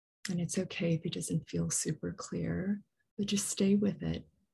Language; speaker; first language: English; early bilingual, other home language; Korean